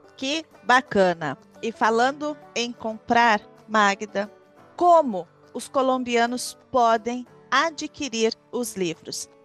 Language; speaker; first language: Portuguese; native; Portuguese